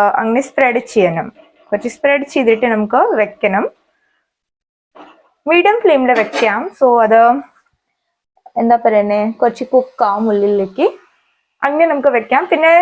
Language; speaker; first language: Malayalam; non-native, learner; Hindi